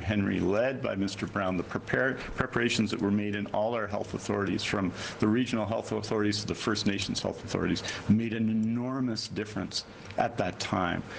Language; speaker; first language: English; native; English